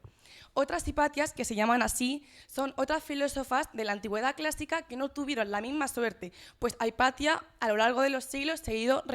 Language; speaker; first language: Spanish; native; Spanish